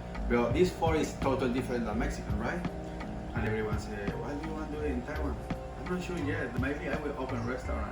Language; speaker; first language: English; non-native, learner; Spanish